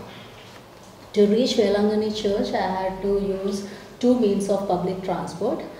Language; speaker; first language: English; non-native, local second language; Malayalam